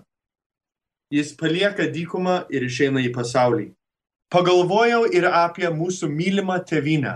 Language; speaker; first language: Lithuanian; early bilingual, heritage; Lithuanian